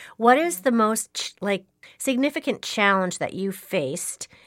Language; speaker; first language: English; non-native, fluent; Czech